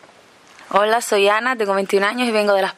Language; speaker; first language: Spanish; native; Spanish